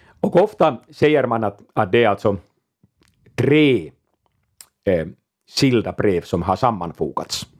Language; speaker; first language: Swedish; non-native, local second language; Finnish